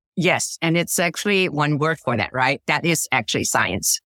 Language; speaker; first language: English; early bilingual, other home language; Cantonese